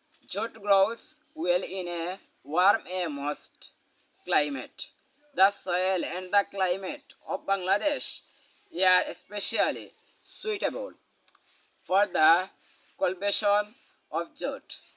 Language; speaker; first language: English; non-native, local second language; Bangla